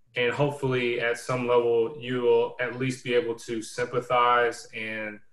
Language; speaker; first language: English; native; English